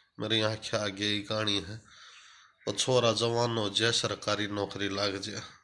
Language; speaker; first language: Hindi; native; Hindi